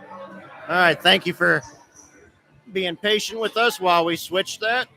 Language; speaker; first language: English; native; English